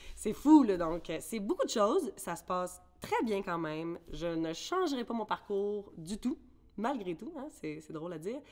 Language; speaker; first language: French; early bilingual, other home language; English